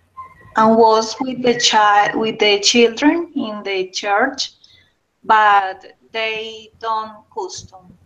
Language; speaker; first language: English; non-native, learner; Spanish